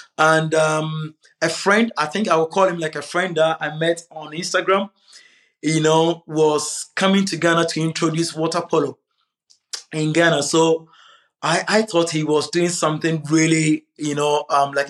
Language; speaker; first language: English; non-native, local second language; Akan